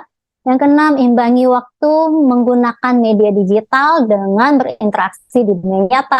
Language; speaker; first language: Indonesian; native; Indonesian